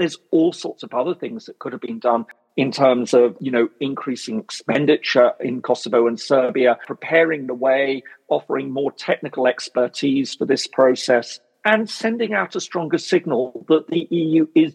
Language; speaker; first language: English; native; English